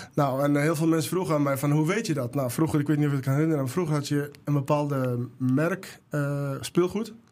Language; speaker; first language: Dutch; early bilingual, other home language; Arabic